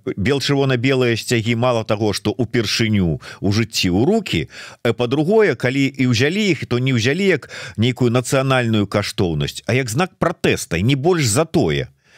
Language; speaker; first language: Belarusian; non-native, local second language; Russian